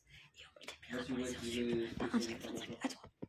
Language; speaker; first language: French; native; French